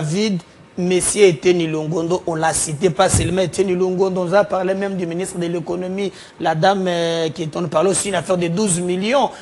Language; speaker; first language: French; non-native, local second language; Lingala